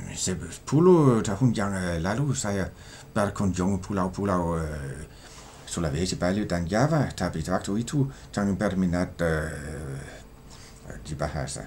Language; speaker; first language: Indonesian; non-native, learner; Danish